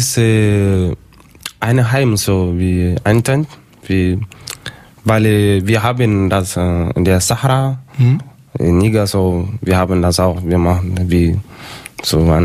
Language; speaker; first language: German; non-native, learner; Tamasheq